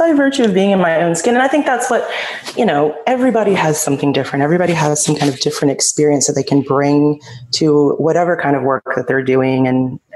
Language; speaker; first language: English; native; English